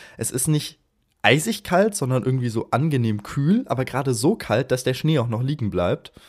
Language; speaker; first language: German; native; German